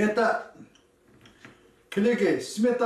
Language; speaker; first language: Russian; non-native, local second language; Kazakh